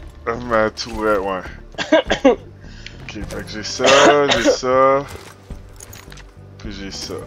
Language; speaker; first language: French; native; French